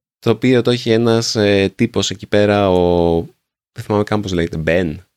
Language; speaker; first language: Greek; native; Greek